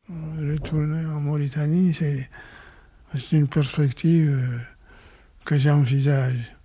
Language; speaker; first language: French; non-native, local second language; Arabic